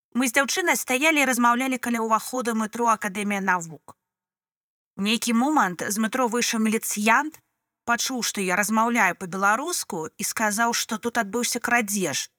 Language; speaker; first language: Belarusian; non-native, local second language; Russian